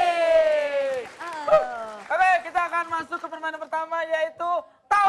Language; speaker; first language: Indonesian; native; Indonesian